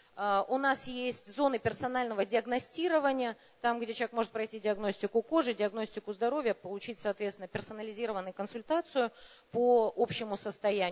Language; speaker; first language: Russian; native; Russian